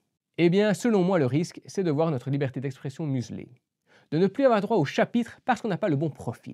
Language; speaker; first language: French; native; French